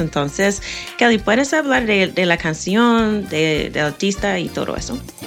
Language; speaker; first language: Spanish; non-native, fluent; English